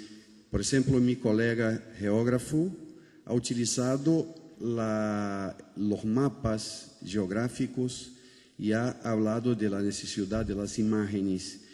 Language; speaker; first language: Spanish; non-native, fluent; Portuguese